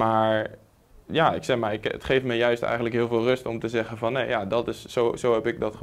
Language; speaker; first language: Dutch; native; Dutch